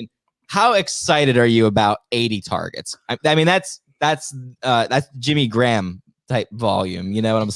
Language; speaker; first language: English; native; English